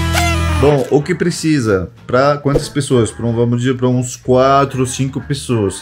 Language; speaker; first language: Portuguese; non-native, fluent; French